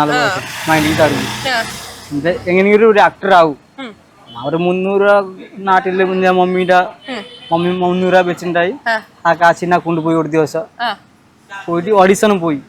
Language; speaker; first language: Malayalam; non-native, local second language; Odia